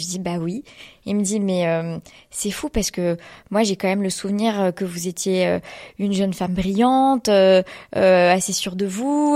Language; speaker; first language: French; native; French